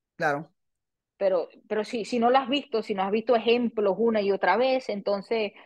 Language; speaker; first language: Spanish; early bilingual, heritage; Spanish